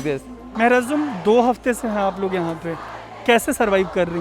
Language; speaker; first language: Hindi; native; Hindi